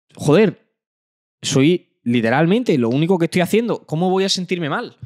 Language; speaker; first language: Spanish; native; Spanish